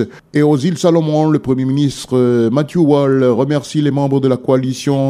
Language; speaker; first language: French; native; French